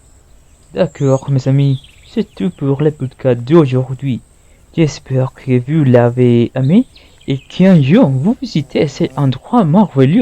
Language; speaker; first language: French; non-native, learner; Spanish